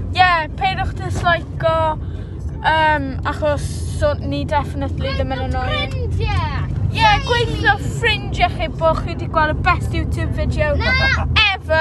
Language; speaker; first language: Welsh; native; Welsh